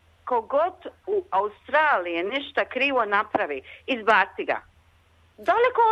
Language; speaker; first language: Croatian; early bilingual, other home language; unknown